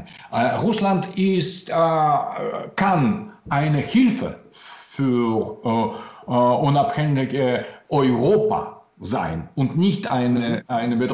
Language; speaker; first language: German; non-native, learner; Russian